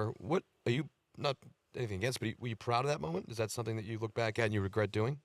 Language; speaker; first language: English; native; English